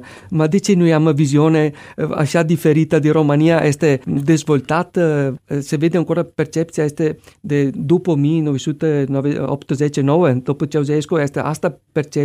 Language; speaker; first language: Romanian; non-native, learner; Italian